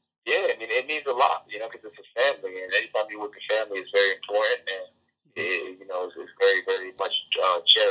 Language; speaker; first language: English; native; English